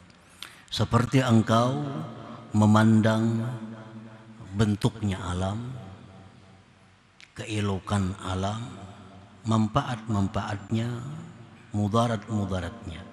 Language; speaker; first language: Indonesian; non-native, local second language; Banjar